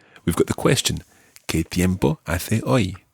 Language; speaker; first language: Spanish; non-native, fluent; English